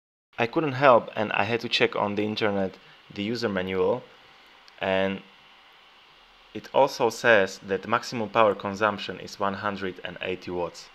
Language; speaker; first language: English; non-native, fluent; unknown